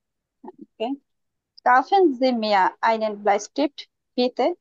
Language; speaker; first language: German; non-native, learner; Bangla